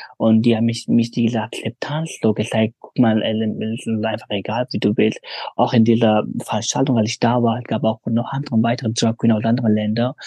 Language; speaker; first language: German; non-native, fluent; Pashto